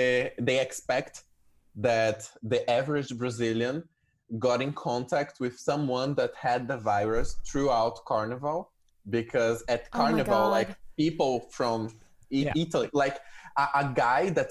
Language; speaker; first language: English; non-native, fluent; Portuguese